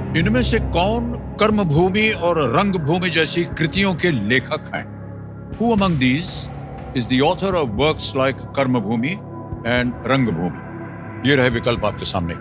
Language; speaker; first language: Hindi; native; Hindi